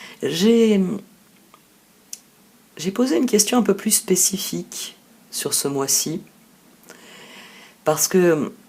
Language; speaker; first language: French; native; French